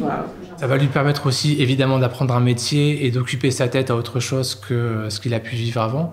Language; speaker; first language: French; native; French